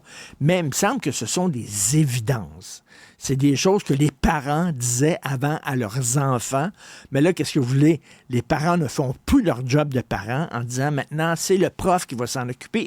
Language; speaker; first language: French; native; French